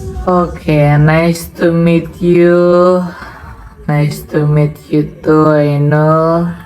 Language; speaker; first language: English; non-native, learner; Indonesian